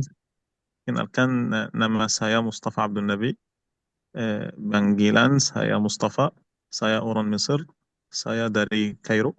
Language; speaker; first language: Indonesian; non-native, learner; Arabic